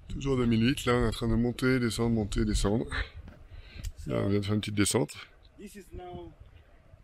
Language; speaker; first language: French; native; French